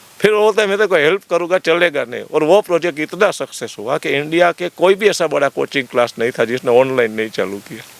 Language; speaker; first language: Hindi; non-native, local second language; Gujarati